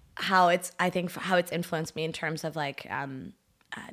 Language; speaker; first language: English; non-native, fluent; French